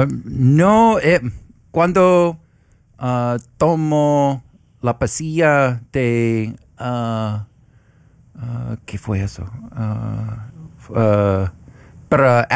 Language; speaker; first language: Spanish; non-native, learner; English